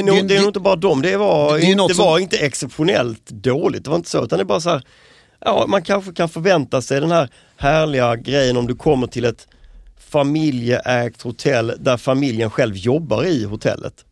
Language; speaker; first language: Swedish; native; Swedish